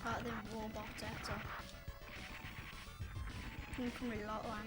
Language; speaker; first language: Welsh; non-native, local second language; English